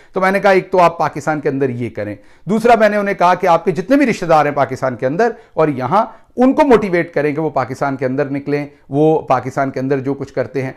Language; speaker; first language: Urdu; non-native, local second language; Punjabi